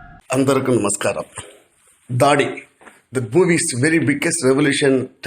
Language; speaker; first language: Telugu; non-native, learner; Tamil